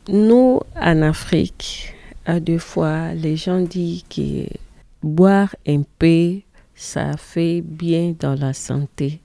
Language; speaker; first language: French; non-native, learner; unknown